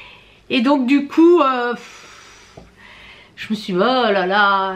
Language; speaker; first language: French; native; French